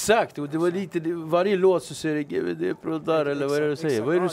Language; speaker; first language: Swedish; native; Swedish